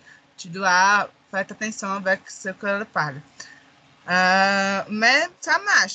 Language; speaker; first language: French; non-native, learner; Portuguese